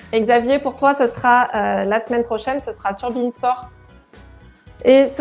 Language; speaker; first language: French; native; French